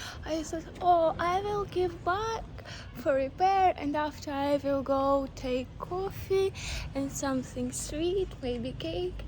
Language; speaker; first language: English; non-native, learner; Russian